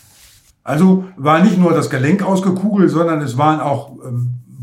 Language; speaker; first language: German; native; German